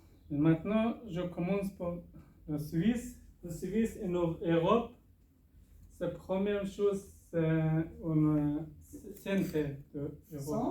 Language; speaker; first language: French; non-native, learner; Persian